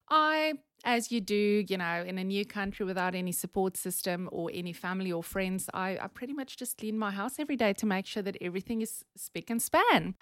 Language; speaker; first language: English; non-native, local second language; Afrikaans